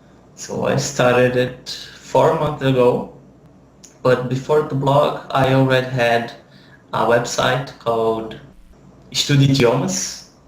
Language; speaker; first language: English; non-native, fluent; Portuguese